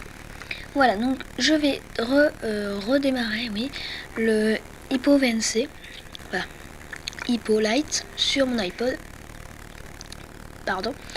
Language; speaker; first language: French; native; French